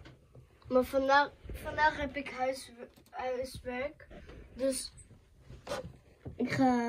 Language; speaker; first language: Dutch; early bilingual, heritage; Dutch